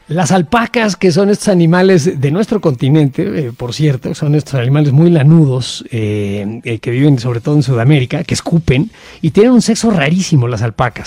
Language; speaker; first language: Spanish; native; Spanish